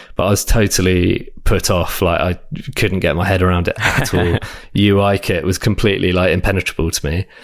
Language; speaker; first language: English; native; English